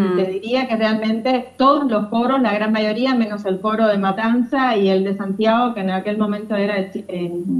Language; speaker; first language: Spanish; native; Spanish